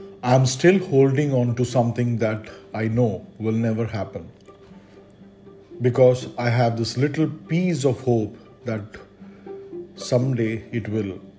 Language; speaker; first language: English; non-native, local second language; Malayalam